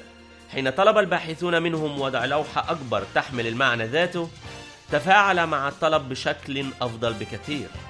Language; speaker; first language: Arabic; native; Arabic